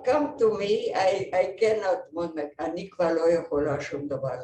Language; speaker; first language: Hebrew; non-native, fluent; Hungarian